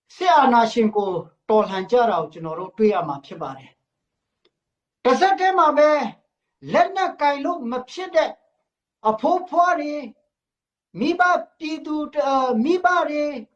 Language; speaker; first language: Burmese; non-native, local second language; Hakha Chin